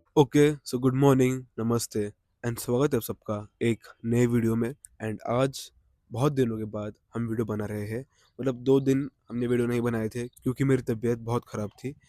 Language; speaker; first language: Hindi; non-native, local second language; Marathi